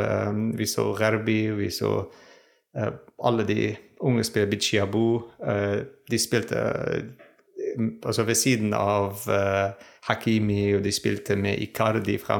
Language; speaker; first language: Norwegian; non-native, fluent; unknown